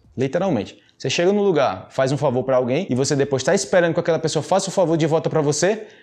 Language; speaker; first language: Portuguese; native; Portuguese